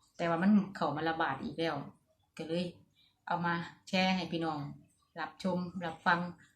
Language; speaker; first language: Thai; native; Thai